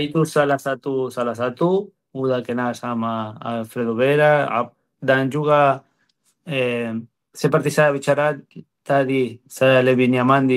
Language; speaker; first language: Indonesian; non-native, fluent; Spanish